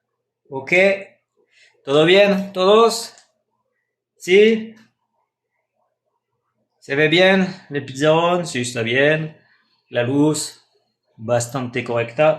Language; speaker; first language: Spanish; non-native, fluent; French